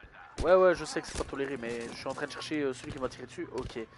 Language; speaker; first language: French; native; French